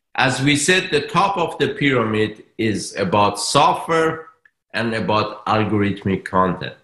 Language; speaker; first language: English; non-native, fluent; Persian